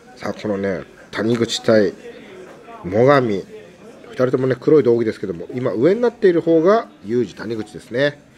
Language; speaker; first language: Japanese; native; Japanese